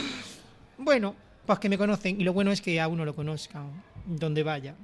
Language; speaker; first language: Spanish; native; Spanish